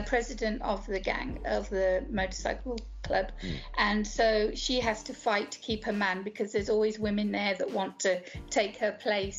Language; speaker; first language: English; native; English